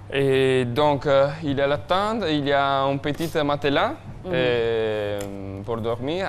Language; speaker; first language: French; non-native, fluent; Italian